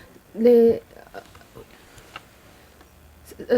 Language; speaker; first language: French; non-native, learner; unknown